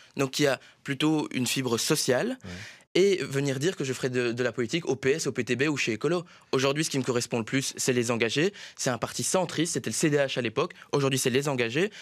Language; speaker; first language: French; native; French